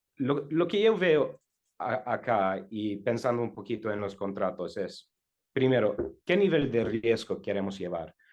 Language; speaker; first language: Spanish; non-native, learner; English